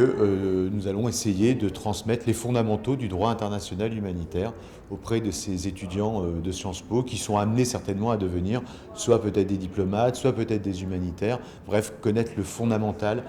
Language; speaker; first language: French; native; French